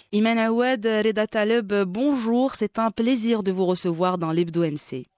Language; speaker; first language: French; non-native, local second language; Arabic